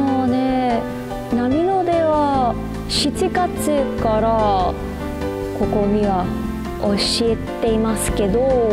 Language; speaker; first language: Japanese; non-native, learner; English